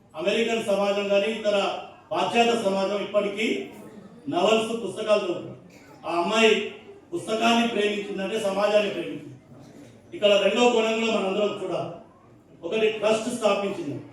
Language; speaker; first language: Telugu; native; Telugu